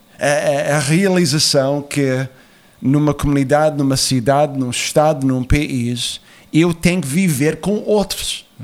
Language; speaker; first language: Portuguese; early bilingual, heritage; Portuguese